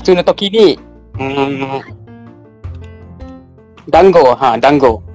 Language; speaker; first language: Japanese; non-native, learner; Malay